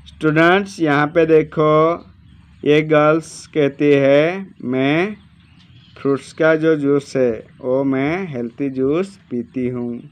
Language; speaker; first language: Hindi; non-native, local second language; Gujarati